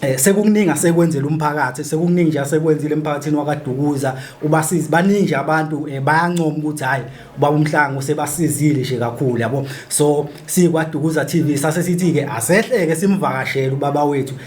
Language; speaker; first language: Zulu; native; Zulu